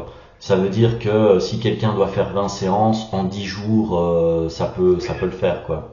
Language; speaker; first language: French; native; French